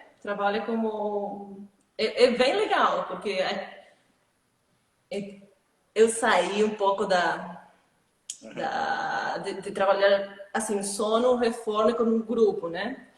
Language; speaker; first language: Portuguese; non-native, fluent; Spanish